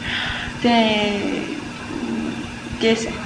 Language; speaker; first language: Spanish; non-native, learner; English